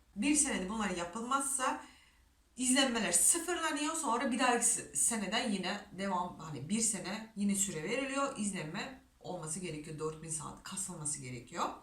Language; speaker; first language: Turkish; non-native, fluent; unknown